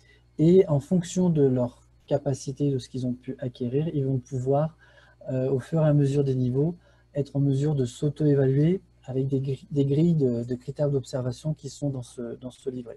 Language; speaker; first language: French; native; French